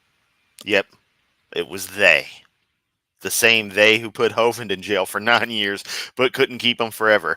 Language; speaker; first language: English; native; English